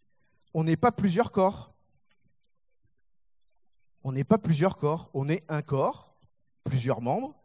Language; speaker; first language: French; native; French